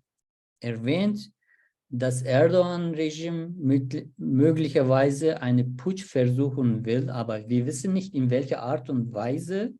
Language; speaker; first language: German; non-native, learner; Turkish